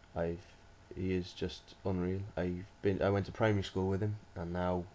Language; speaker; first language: English; native; English